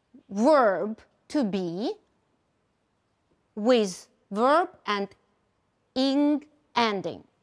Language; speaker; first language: English; non-native, fluent; Ukrainian